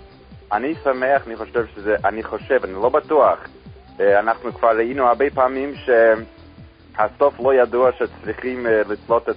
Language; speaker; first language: Hebrew; non-native, fluent; English